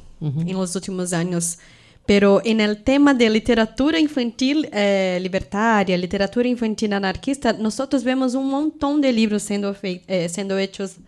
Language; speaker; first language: Spanish; non-native, fluent; Portuguese